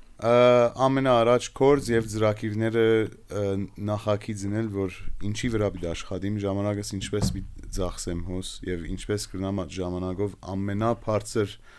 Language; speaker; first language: Armenian; early bilingual, heritage; Armenian